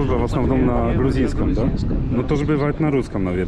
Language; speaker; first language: Russian; non-native, fluent; Polish